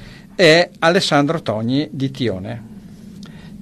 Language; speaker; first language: Italian; native; Italian